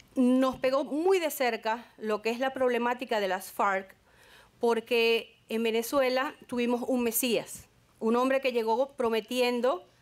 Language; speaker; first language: Spanish; native; Spanish